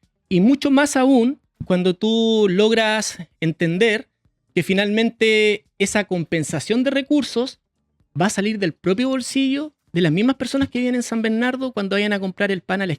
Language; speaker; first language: Spanish; native; Spanish